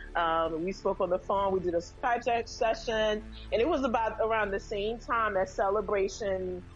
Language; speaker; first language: English; early bilingual, other home language; Haitian Creole